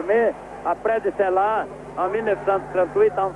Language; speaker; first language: French; non-native, fluent; Portuguese